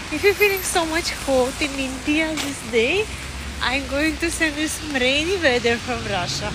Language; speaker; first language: English; non-native, learner; Russian